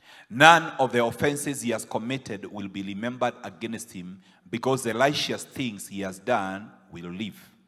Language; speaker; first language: English; non-native, local second language; Swahili